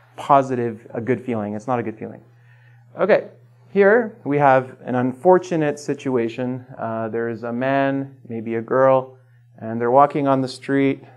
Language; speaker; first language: English; native; English